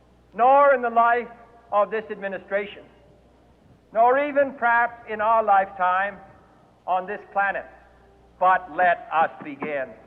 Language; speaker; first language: English; native; English